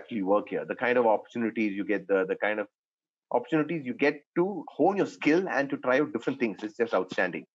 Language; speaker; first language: English; non-native, local second language; Tamil